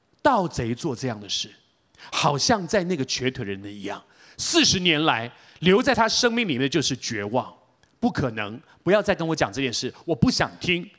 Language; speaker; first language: Chinese; native; Chinese